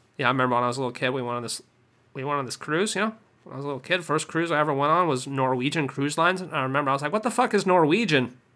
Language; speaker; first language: English; native; English